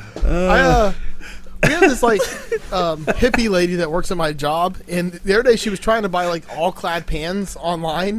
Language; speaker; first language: English; native; English